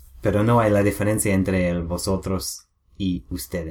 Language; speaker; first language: Spanish; non-native, learner; English